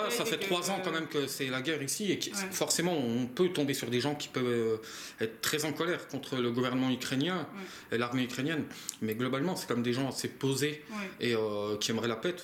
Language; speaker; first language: French; native; French